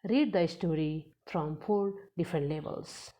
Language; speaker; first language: English; non-native, local second language; Nepali